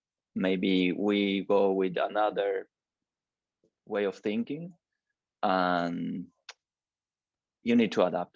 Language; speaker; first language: English; non-native, learner; Spanish